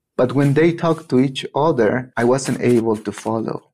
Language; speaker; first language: English; non-native, fluent; Spanish